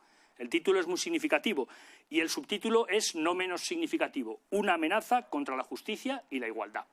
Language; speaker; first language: Spanish; native; Spanish